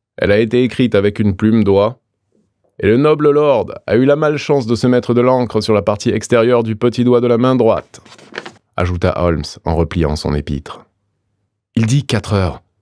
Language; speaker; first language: French; native; French